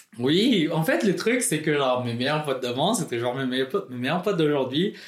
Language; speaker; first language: French; non-native, fluent; Filipino